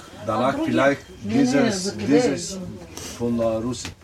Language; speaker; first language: German; non-native, learner; Bulgarian